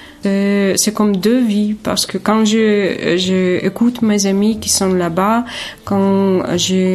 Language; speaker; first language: French; non-native, fluent; Ukrainian